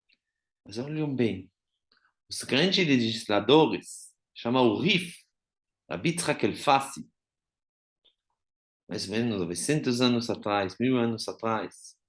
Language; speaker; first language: Portuguese; non-native, fluent; Hebrew